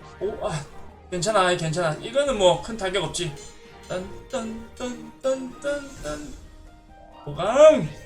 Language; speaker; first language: Korean; native; Korean